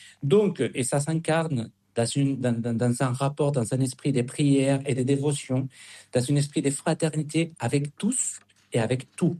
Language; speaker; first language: French; non-native, fluent; Spanish